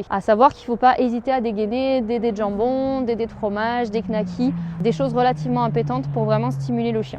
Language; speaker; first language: French; native; French